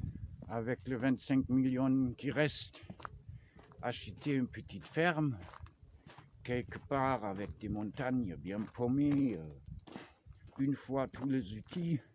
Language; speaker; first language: French; non-native, fluent; German